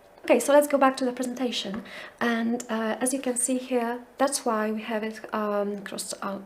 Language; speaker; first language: English; non-native, fluent; Polish